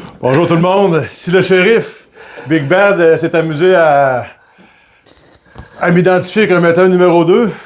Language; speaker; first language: French; native; French